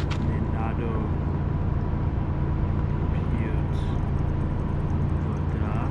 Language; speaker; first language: Russian; non-native, learner; English